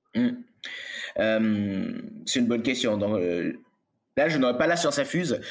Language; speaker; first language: French; native; French